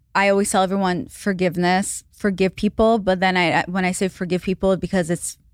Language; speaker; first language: English; non-native, fluent; Hebrew